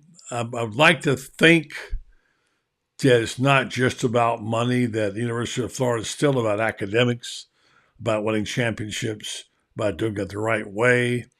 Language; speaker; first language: English; native; English